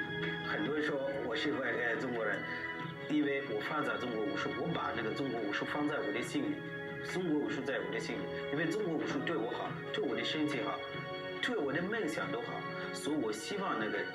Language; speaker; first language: Chinese; non-native, learner; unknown